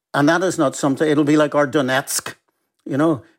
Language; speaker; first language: English; native; English